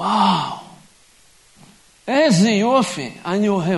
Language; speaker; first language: Hebrew; non-native, fluent; Russian